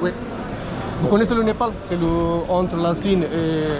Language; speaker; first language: French; non-native, learner; Nepali